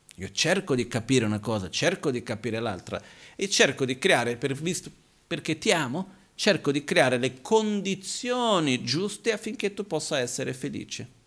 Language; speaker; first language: Italian; non-native, fluent; Portuguese